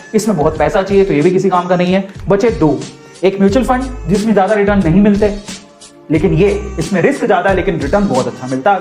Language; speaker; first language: Hindi; native; Hindi